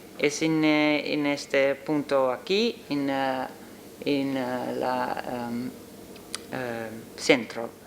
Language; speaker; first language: Spanish; non-native, learner; Dutch